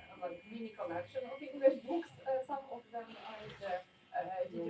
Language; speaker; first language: English; non-native, fluent; Ukrainian